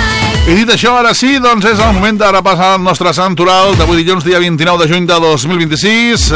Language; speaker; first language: Catalan; native; Catalan